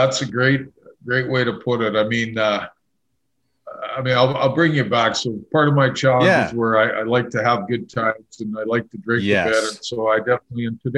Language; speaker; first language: English; native; English